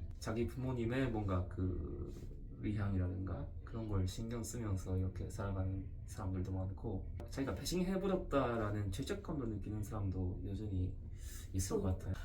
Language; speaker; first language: Korean; early bilingual, heritage; Japanese